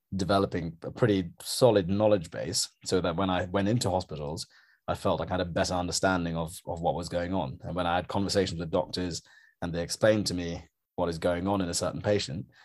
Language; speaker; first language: English; native; English